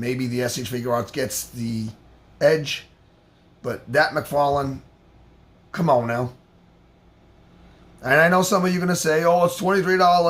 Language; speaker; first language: English; native; English